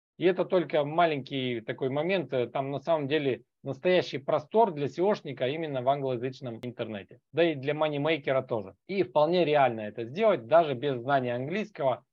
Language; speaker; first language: Russian; native; Russian